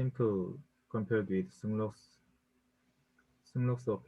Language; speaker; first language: English; non-native, learner; Korean